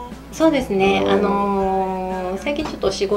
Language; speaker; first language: Japanese; native; Japanese